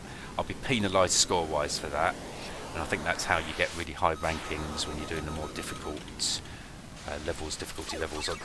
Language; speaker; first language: English; native; English